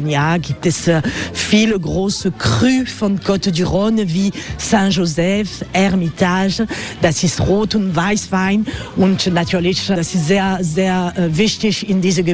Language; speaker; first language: German; non-native, fluent; French